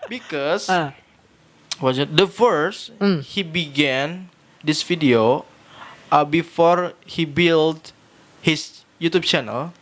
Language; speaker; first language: English; non-native, learner; Indonesian